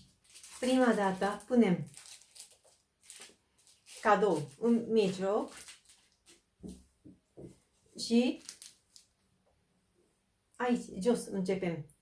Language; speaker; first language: Romanian; non-native, fluent; Japanese